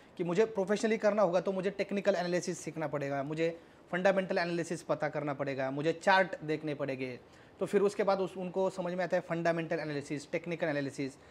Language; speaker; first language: Hindi; non-native, local second language; Marathi